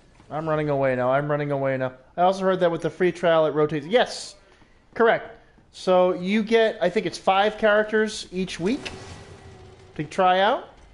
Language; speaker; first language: English; native; English